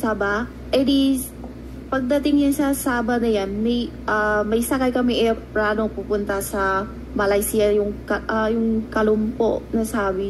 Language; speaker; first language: Filipino; non-native, learner; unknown